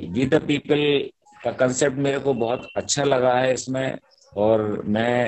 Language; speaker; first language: Hindi; native; Hindi